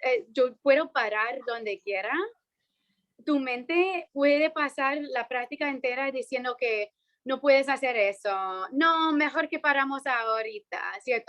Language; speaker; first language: Spanish; non-native, fluent; English